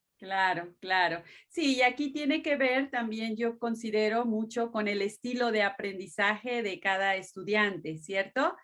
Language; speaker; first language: Spanish; native; Spanish